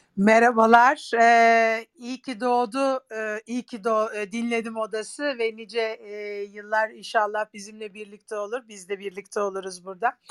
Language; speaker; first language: Turkish; native; Turkish